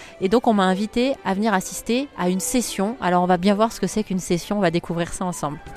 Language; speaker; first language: French; native; French